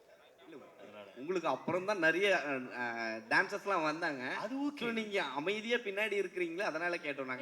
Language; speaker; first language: Tamil; native; Tamil